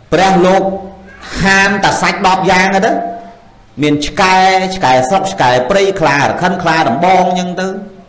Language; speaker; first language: Khmer; native; Khmer